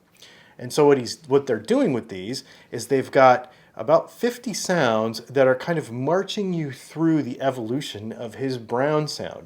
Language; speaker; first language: English; native; English